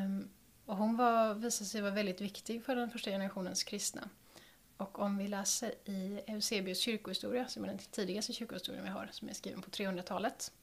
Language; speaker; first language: Swedish; native; Swedish